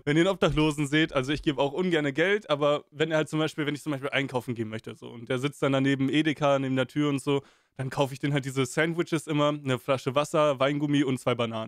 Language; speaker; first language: German; native; German